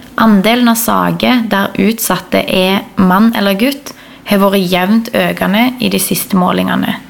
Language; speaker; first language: Norwegian; native; Norwegian